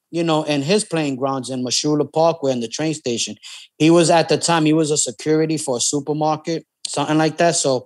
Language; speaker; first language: English; native; English